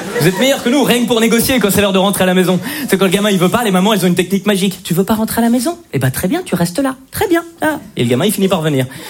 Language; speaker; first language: French; native; French